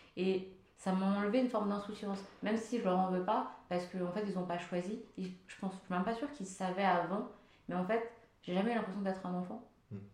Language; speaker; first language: French; early bilingual, other home language; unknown